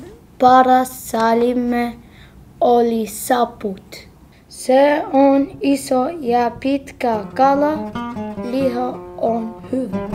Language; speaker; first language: Finnish; non-native, learner; Arabic